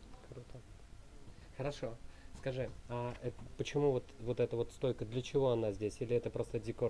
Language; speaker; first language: Russian; native; Russian